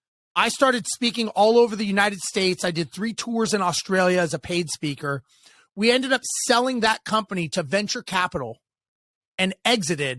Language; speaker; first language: English; native; English